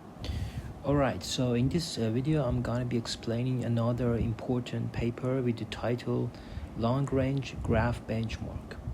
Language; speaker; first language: English; non-native, fluent; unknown